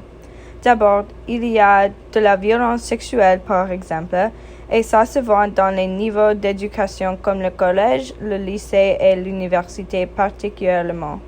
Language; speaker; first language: French; non-native, fluent; English